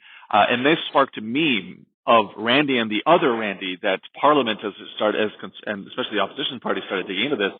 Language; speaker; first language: English; native; English